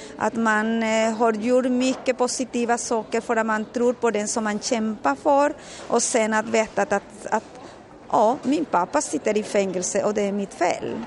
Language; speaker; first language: Swedish; non-native, fluent; Spanish